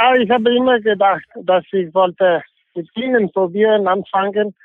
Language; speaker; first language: German; non-native, learner; English